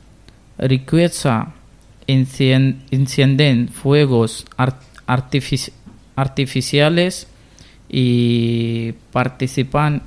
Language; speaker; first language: Spanish; non-native, learner; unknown